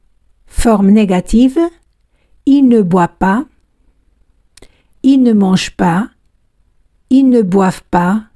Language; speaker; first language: French; non-native, fluent; Spanish